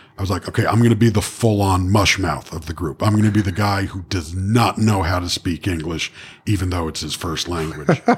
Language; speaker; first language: English; native; English